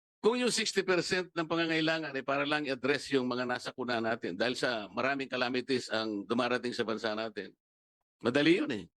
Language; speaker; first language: Filipino; non-native, local second language; Pampanga